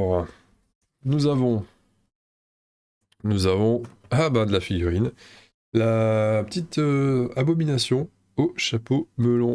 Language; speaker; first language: French; native; French